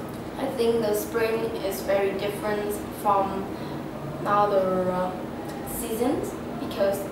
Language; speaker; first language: English; non-native, learner; Vietnamese